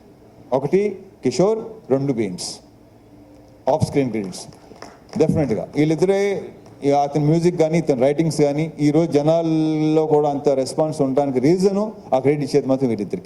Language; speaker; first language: Telugu; native; Telugu